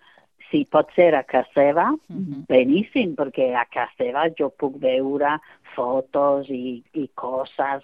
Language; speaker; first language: Catalan; non-native, fluent; English